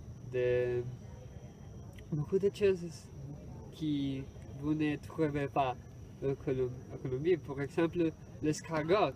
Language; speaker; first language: French; non-native, learner; Spanish